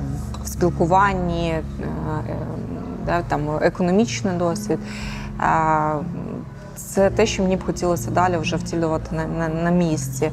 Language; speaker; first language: Ukrainian; native; Ukrainian